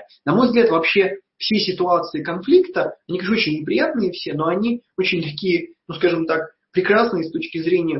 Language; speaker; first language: Russian; native; Russian